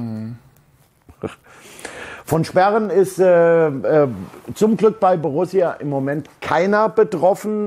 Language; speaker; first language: German; native; German